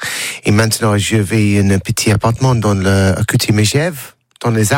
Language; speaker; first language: French; non-native, learner; English